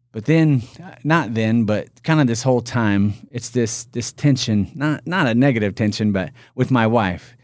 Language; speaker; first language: English; native; English